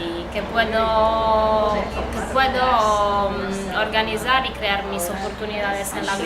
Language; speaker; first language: Spanish; non-native, fluent; Italian